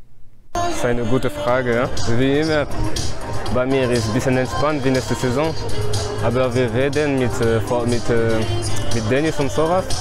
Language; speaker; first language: German; non-native, learner; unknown